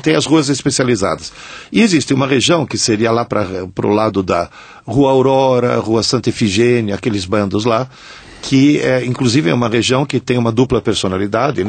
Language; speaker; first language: Portuguese; non-native, fluent; Italian